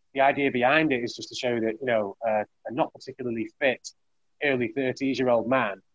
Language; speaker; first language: English; native; English